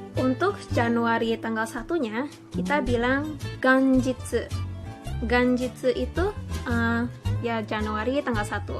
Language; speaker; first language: Indonesian; early bilingual, heritage; Indonesian